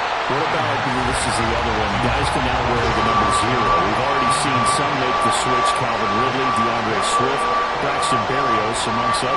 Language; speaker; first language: English; native; English